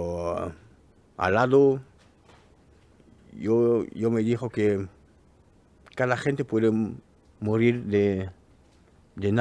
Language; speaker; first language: Spanish; non-native, learner; French